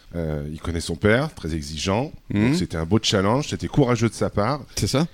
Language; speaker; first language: French; native; French